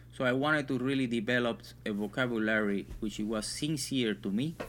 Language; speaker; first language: English; non-native, fluent; Spanish